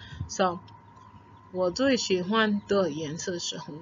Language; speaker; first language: Chinese; non-native, fluent; English